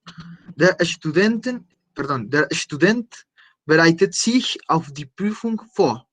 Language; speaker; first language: German; non-native, fluent; Spanish